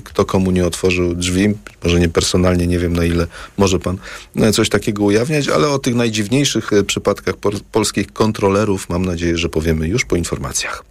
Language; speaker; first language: Polish; native; Polish